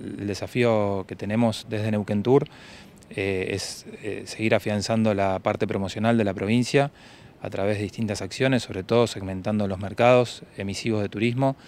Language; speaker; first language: Spanish; native; Spanish